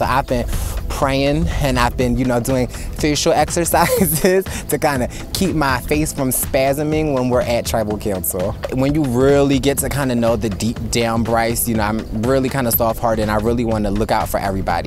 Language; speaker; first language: English; native; English